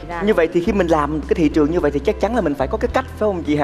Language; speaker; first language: Vietnamese; native; Vietnamese